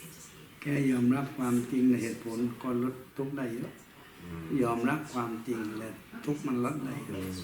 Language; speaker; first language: Thai; native; Thai